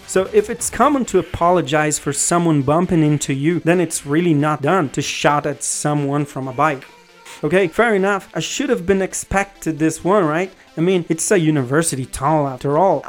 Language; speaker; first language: English; non-native, fluent; Portuguese